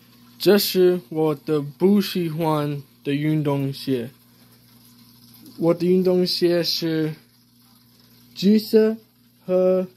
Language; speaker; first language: Chinese; non-native, learner; English